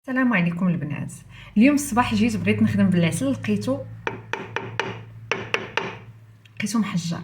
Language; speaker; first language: Arabic; native; Arabic